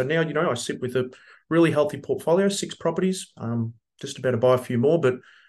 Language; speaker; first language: English; native; English